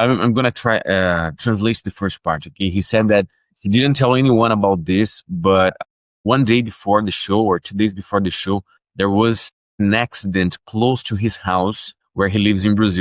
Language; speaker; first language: English; non-native, fluent; Portuguese